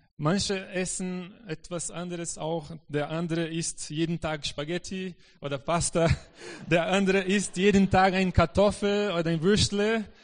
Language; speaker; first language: German; non-native, fluent; Portuguese